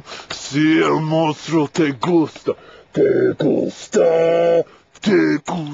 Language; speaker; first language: Spanish; non-native, learner; English